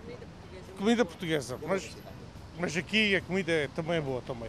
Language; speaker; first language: Spanish; non-native, learner; Portuguese